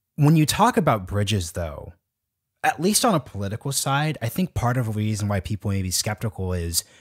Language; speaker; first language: English; native; English